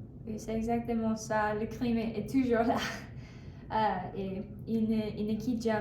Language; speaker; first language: French; non-native, learner; English